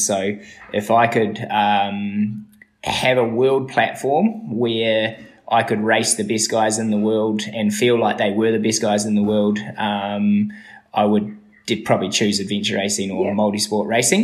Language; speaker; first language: English; native; English